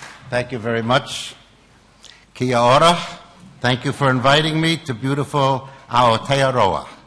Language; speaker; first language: English; native; English